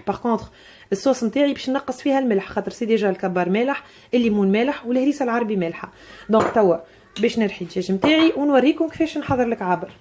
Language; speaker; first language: Arabic; native; Arabic